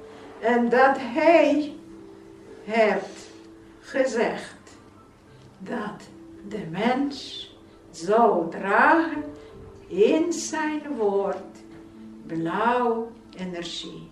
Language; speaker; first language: Dutch; non-native, fluent; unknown